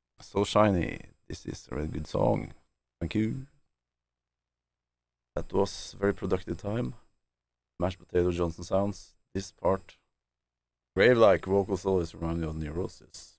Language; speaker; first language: English; non-native, fluent; Norwegian